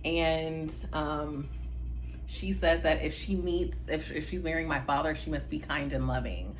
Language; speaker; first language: English; native; English